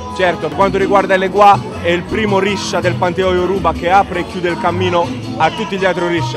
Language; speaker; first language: Italian; native; Italian